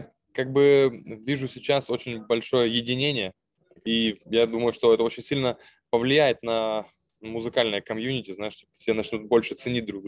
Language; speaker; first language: Ukrainian; non-native, local second language; Russian